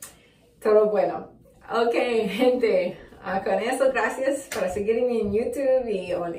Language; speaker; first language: Spanish; non-native, learner; English